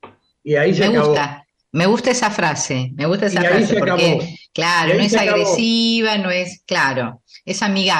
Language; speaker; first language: Spanish; native; Spanish